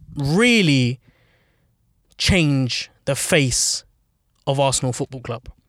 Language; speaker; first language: English; native; English